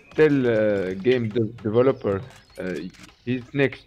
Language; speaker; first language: English; non-native, learner; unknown